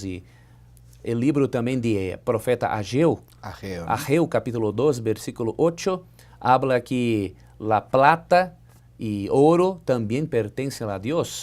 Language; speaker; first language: Spanish; non-native, fluent; Portuguese